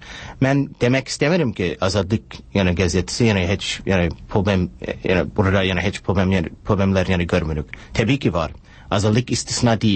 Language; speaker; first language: Turkish; non-native, fluent; English